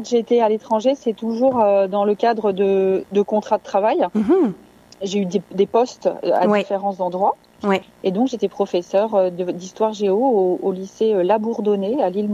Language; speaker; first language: French; native; French